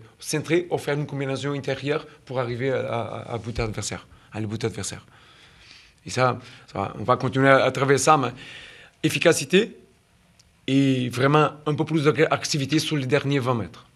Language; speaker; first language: French; non-native, fluent; Portuguese